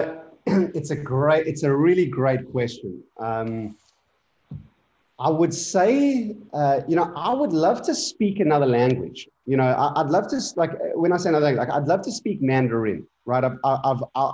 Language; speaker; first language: English; native; English